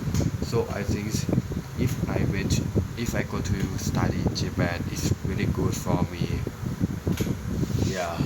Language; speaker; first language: English; non-native, learner; Thai